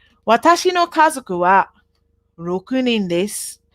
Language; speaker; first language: Japanese; non-native, fluent; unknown